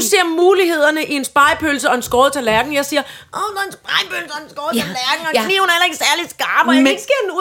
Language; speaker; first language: Danish; native; Danish